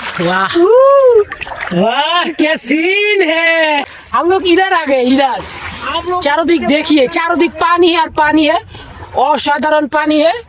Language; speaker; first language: Hindi; non-native, local second language; Bangla